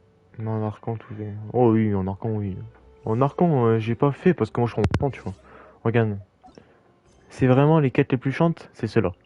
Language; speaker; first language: French; native; French